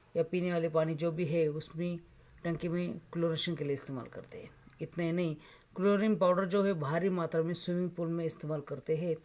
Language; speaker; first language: Hindi; non-native, local second language; Marathi